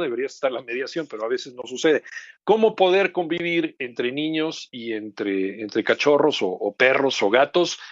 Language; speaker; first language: Spanish; native; Spanish